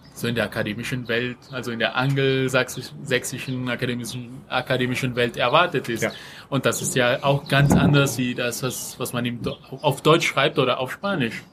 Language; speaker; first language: German; non-native, fluent; Spanish